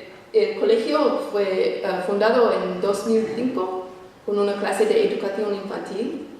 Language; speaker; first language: Spanish; non-native, fluent; English